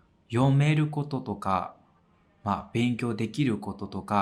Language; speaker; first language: Japanese; non-native, fluent; Burmese